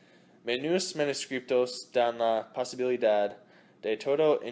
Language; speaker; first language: Spanish; non-native, learner; English